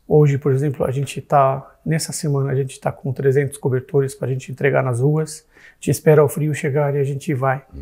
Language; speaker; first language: Portuguese; non-native, fluent; Arabic